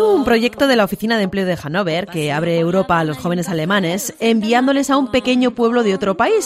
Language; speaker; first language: Spanish; native; Spanish